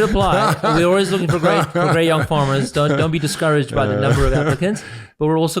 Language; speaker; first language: English; native; English